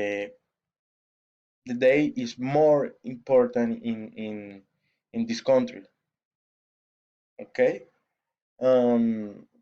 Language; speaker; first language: English; non-native, learner; Spanish